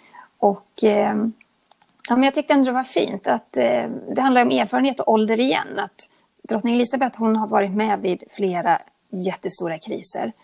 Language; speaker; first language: Swedish; native; Swedish